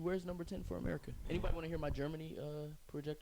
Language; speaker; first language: English; native; English